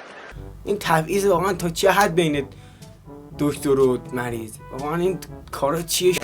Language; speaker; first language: Persian; native; Persian